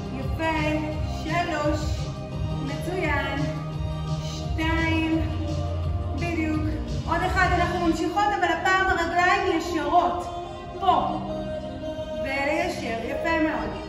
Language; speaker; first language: Hebrew; native; Hebrew